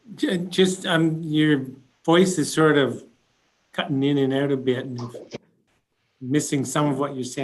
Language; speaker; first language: English; native; English